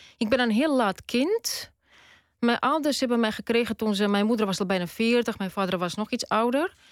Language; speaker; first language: Dutch; non-native, fluent; Russian